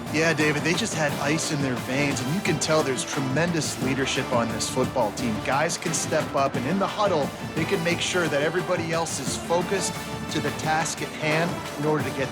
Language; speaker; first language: English; native; English